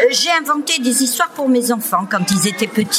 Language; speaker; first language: French; native; French